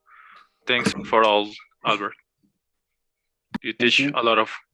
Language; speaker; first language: English; non-native, learner; Spanish